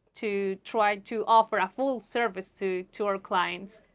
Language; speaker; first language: English; non-native, fluent; Spanish